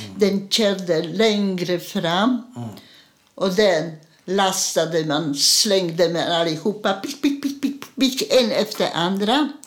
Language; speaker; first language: Swedish; non-native, fluent; Polish